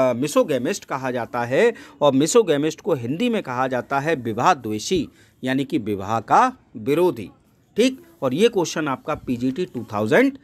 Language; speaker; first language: Hindi; native; Hindi